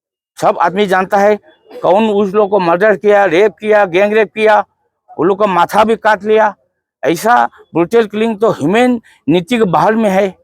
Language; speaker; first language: Hindi; non-native, local second language; Manipuri